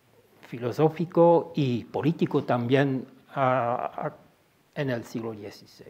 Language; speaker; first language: Spanish; non-native, fluent; Dutch